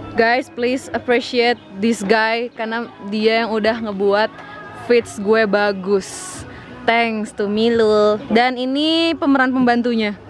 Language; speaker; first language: Indonesian; native; Indonesian